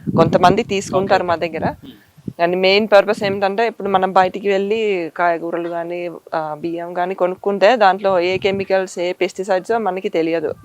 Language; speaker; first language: Telugu; non-native, fluent; Finnish